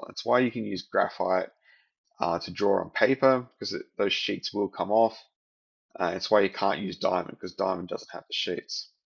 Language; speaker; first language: English; native; English